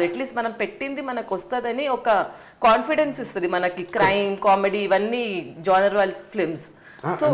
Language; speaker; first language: Telugu; non-native, local second language; Hindi